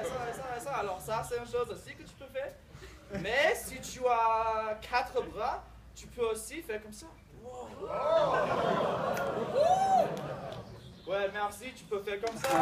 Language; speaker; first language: French; non-native, learner; English